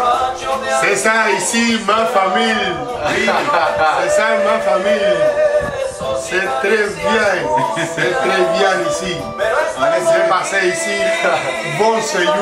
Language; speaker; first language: French; non-native, learner; Spanish